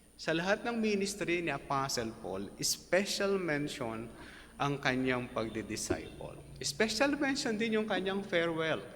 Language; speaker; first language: Filipino; native; Filipino